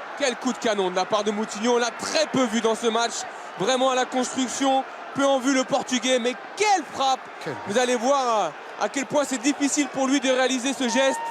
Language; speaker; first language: French; native; French